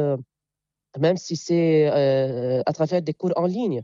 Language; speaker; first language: French; non-native, local second language; Arabic